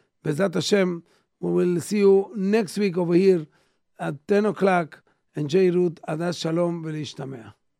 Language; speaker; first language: English; non-native, fluent; Hebrew